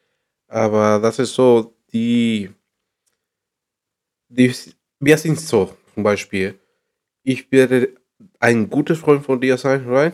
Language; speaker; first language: German; non-native, learner; Spanish